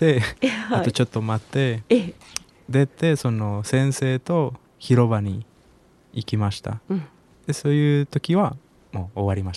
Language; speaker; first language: Japanese; non-native, learner; Spanish